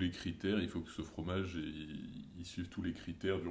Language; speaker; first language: French; native; French